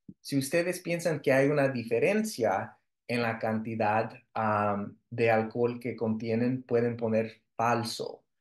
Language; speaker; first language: Spanish; early bilingual, heritage; Spanish